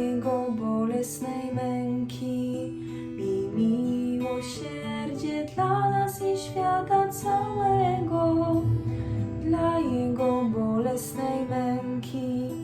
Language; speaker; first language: Polish; native; Polish